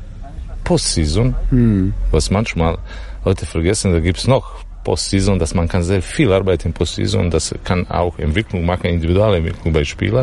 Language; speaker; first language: German; non-native, learner; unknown